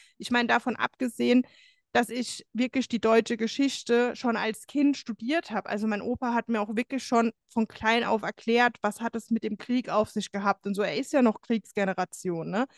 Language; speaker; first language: German; native; German